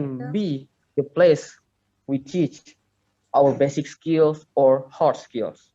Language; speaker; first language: English; non-native, learner; Indonesian